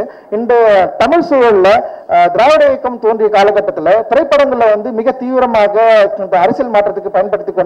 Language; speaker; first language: Tamil; native; Tamil